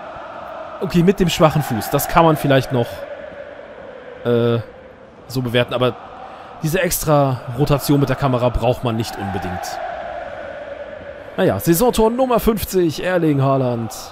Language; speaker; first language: German; native; German